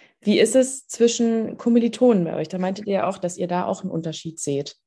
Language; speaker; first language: German; native; German